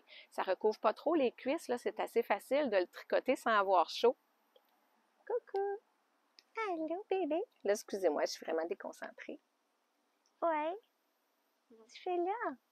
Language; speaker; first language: French; native; French